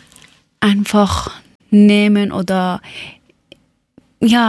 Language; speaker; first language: German; non-native, learner; Persian